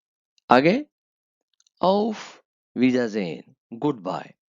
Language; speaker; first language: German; non-native, fluent; Urdu